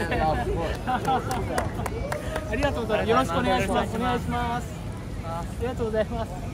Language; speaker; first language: Japanese; native; Japanese